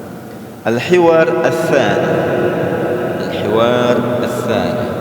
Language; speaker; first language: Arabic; non-native, fluent; Indonesian